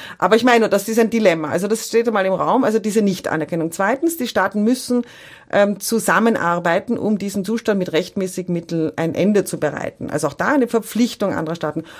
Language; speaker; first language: German; native; German